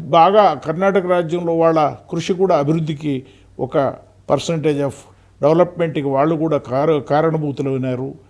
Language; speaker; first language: Telugu; native; Telugu